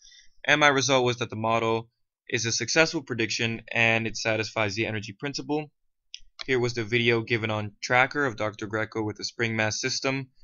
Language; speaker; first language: English; native; English